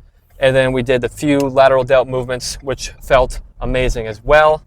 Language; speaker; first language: English; native; English